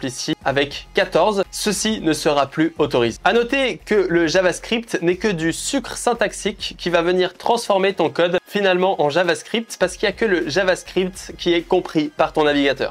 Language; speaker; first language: French; native; French